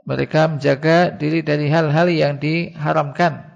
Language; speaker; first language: Indonesian; native; Indonesian